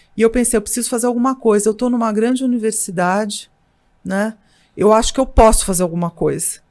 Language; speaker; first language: Portuguese; native; Portuguese